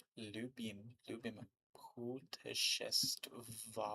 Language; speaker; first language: Russian; non-native, learner; English